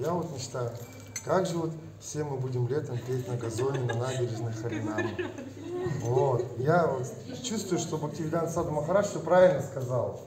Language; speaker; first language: Russian; native; Russian